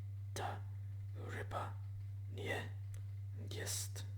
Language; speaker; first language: Polish; non-native, learner; English